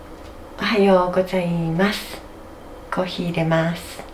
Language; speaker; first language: Japanese; native; Japanese